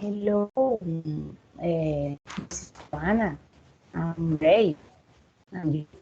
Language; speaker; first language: English; non-native, learner; Spanish